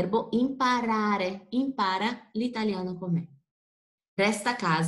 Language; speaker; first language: Italian; non-native, fluent; Portuguese